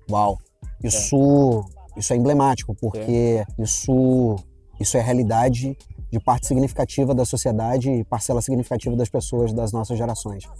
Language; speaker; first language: Portuguese; native; Portuguese